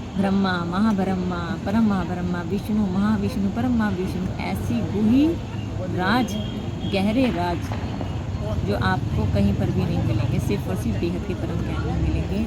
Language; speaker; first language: Hindi; native; Hindi